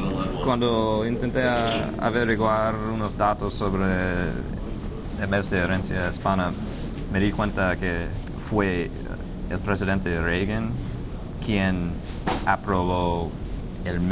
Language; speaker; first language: Spanish; non-native, fluent; English